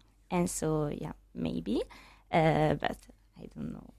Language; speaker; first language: English; non-native, learner; Italian